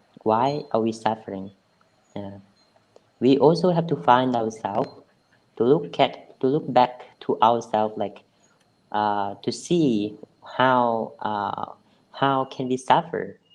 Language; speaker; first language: English; non-native, fluent; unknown